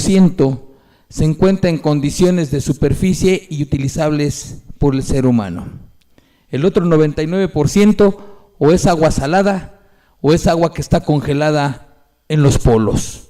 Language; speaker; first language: Spanish; native; Spanish